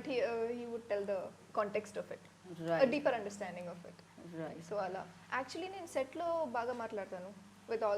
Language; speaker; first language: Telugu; non-native, learner; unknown